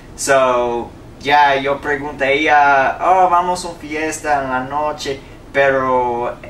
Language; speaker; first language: Spanish; non-native, learner; English